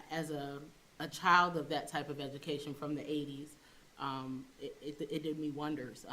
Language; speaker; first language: English; native; English